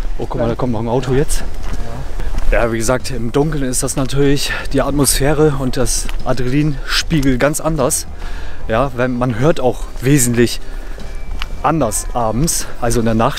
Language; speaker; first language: German; native; German